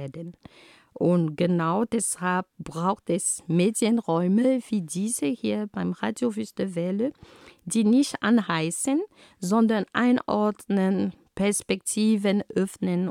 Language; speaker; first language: German; non-native, fluent; Ghomala